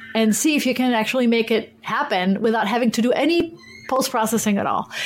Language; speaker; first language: English; non-native, fluent; French